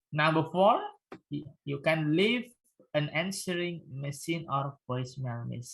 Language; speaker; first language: English; non-native, fluent; Indonesian